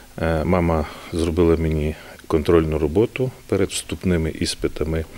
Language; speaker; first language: Ukrainian; native; Ukrainian